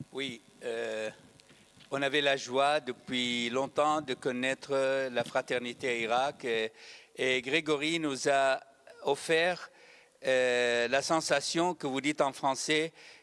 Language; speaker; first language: French; non-native, fluent; Arabic